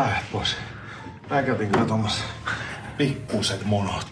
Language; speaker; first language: Finnish; native; Finnish